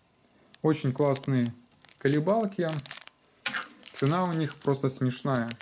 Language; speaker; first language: Russian; native; Russian